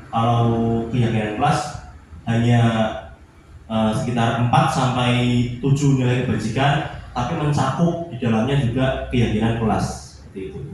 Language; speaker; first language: Indonesian; native; Indonesian